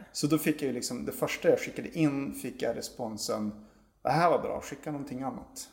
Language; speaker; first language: Swedish; native; Swedish